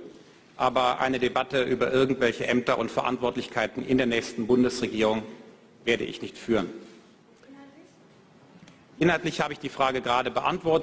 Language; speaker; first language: German; native; German